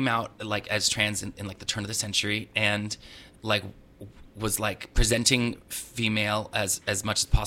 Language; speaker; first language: English; native; English